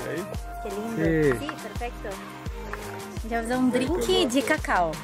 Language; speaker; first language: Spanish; non-native, learner; Portuguese